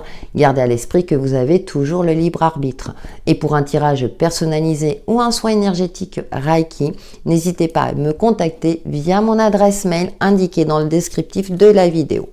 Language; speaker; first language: French; native; French